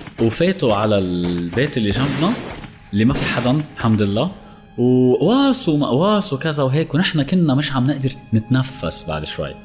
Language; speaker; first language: Arabic; native; Arabic